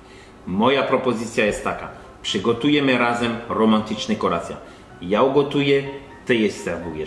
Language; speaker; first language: Polish; non-native, learner; French